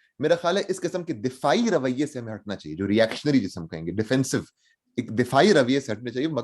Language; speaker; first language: Urdu; non-native, local second language; Pashto